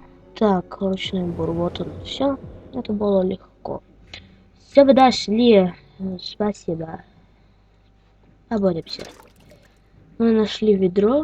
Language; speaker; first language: Russian; native; Russian